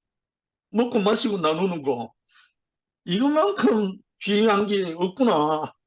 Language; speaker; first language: Korean; native; Korean